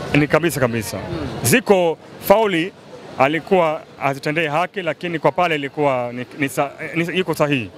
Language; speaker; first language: Swahili; native; Swahili